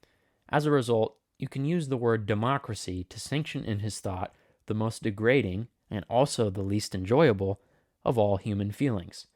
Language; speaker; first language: English; native; English